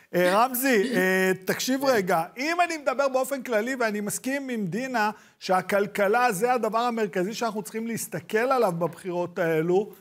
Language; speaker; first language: Hebrew; native; Hebrew